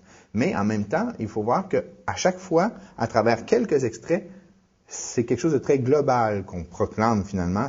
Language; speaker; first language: French; native; French